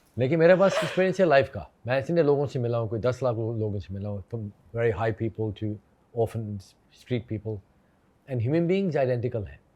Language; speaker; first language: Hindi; non-native, fluent; English